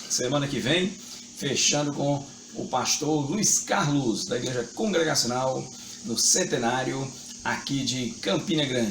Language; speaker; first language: Portuguese; native; Portuguese